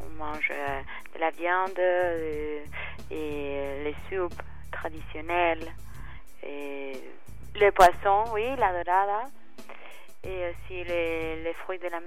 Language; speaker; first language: French; non-native, learner; Spanish